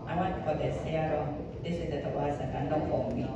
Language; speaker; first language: English; non-native, learner; Burmese